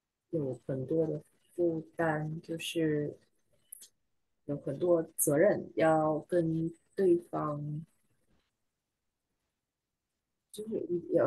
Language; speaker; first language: Chinese; non-native, learner; Vietnamese